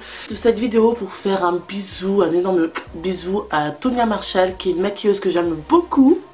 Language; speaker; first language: French; native; French